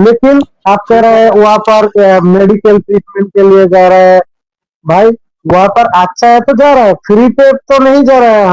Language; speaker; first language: Hindi; non-native, fluent; Bangla